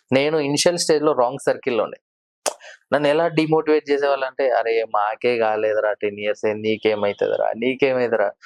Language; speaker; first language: Telugu; native; Telugu